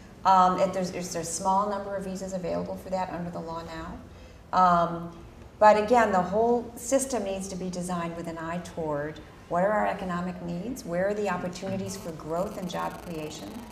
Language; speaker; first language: English; early bilingual, other home language; Spanish